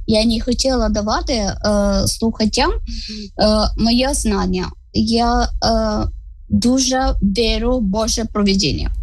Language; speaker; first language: Ukrainian; non-native, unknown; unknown